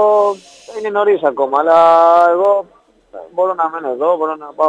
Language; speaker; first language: Greek; non-native, learner; Spanish